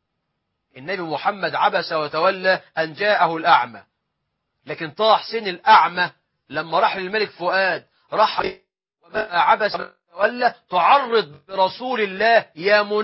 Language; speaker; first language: Arabic; native; Arabic